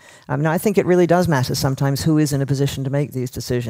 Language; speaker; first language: English; native; English